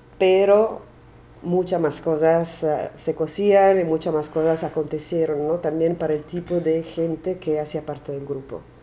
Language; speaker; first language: Spanish; non-native, fluent; Italian